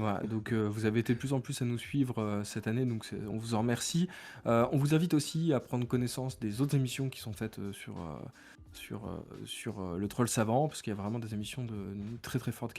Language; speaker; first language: French; native; French